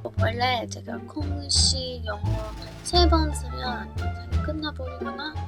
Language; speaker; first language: Korean; non-native, fluent; English